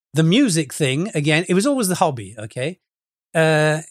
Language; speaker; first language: English; native; English